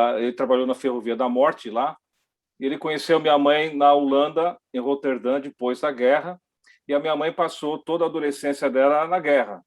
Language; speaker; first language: Portuguese; early bilingual, other home language; Dutch